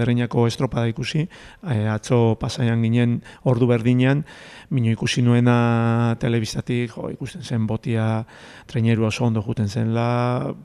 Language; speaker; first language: Basque; native; Basque